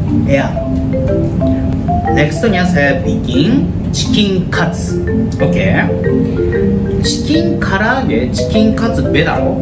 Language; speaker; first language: Indonesian; non-native, learner; Japanese